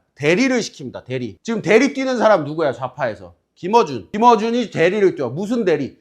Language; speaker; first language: Korean; native; Korean